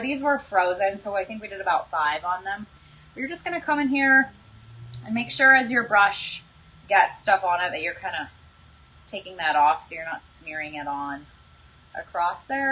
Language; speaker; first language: English; native; English